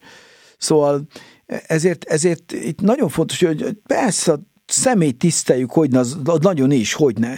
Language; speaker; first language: Hungarian; native; Hungarian